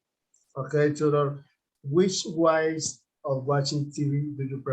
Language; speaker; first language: English; non-native, learner; Spanish